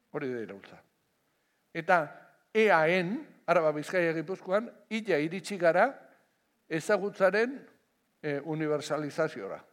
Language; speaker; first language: Basque; non-native, local second language; Spanish